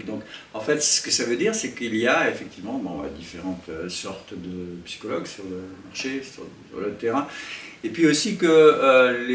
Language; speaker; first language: French; native; French